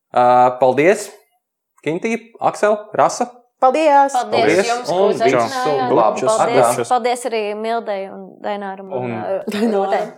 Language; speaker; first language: Latvian; native; Latvian